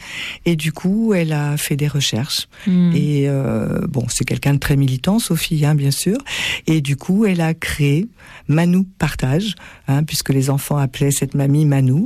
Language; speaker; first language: French; native; French